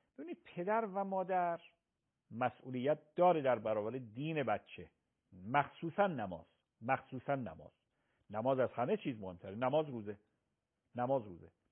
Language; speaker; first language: Persian; native; Persian